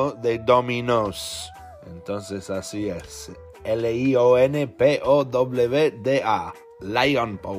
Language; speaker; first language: Spanish; non-native, fluent; English